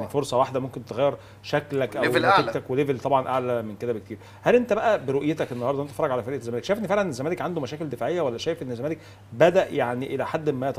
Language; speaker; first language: Arabic; native; Arabic